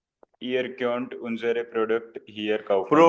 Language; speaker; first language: German; non-native, learner; Hindi